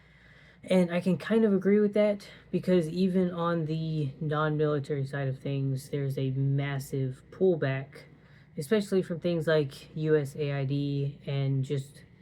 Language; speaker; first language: English; native; English